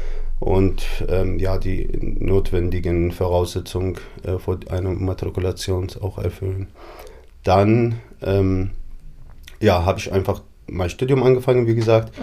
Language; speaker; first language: German; non-native, fluent; Arabic